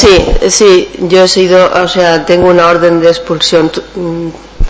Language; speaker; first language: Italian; non-native, learner; Spanish